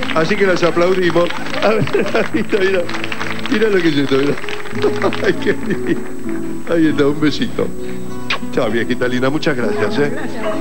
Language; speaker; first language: Spanish; native; Spanish